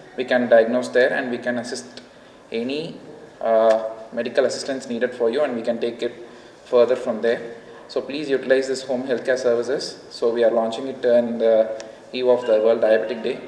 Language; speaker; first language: English; non-native, local second language; Telugu